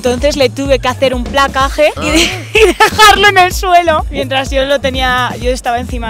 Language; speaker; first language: Spanish; native; Spanish